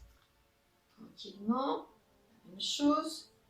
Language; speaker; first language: French; native; French